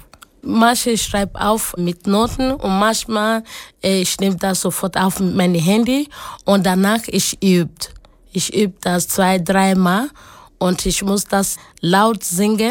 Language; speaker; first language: German; non-native, learner; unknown